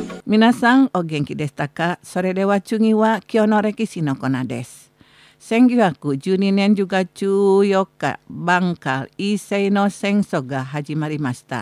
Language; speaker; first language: Japanese; non-native, fluent; Indonesian